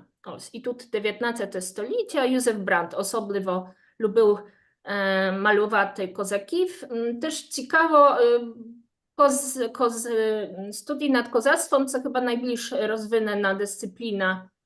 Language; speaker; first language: Ukrainian; non-native, fluent; Polish